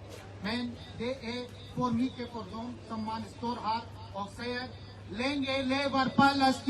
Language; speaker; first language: Swedish; non-native, fluent; Urdu